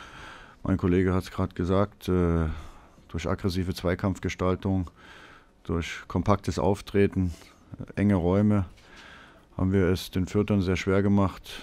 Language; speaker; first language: German; native; German